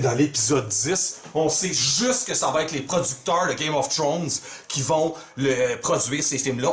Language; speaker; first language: French; native; French